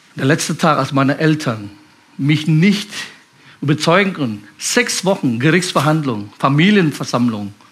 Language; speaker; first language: German; non-native, fluent; Indonesian